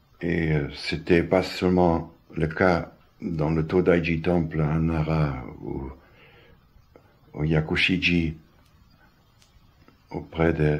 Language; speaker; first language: French; non-native, fluent; German